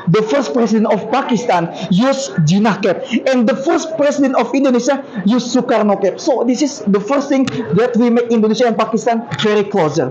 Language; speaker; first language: English; non-native, learner; Indonesian